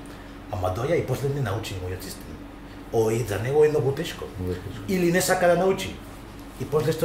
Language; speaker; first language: Macedonian; non-native, learner; Spanish